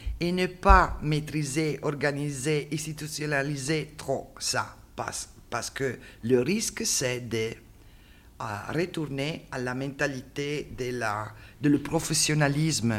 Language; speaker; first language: French; non-native, learner; Italian